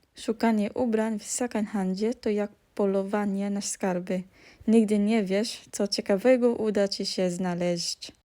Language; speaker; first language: Polish; non-native, learner; Filipino